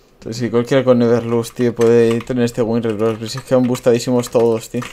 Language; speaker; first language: Spanish; native; Spanish